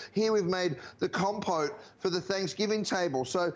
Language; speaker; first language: English; native; English